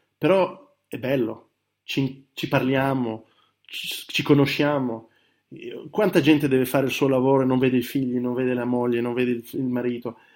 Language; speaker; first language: Italian; early bilingual, heritage; Italian